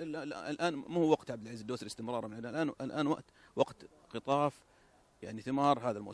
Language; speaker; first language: Arabic; native; Arabic